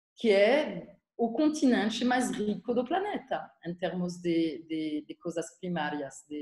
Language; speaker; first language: Portuguese; non-native, fluent; French